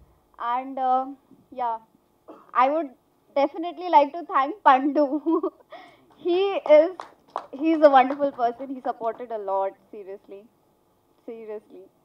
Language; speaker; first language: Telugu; non-native, learner; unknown